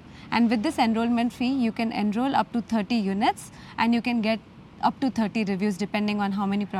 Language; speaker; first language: English; non-native, local second language; Gujarati